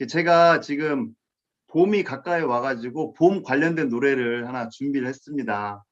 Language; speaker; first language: Korean; native; Korean